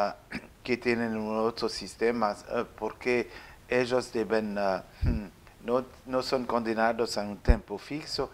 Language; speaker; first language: Spanish; non-native, learner; French